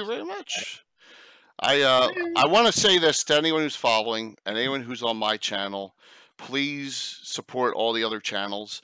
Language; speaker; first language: English; native; English